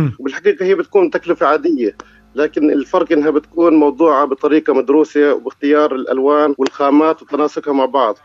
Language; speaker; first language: Arabic; native; Arabic